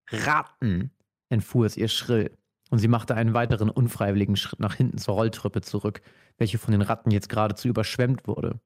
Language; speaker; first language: German; native; German